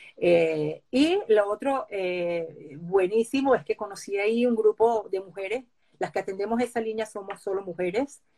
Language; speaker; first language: Spanish; early bilingual, other home language; Hebrew